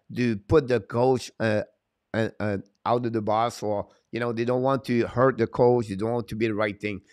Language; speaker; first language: English; non-native, fluent; French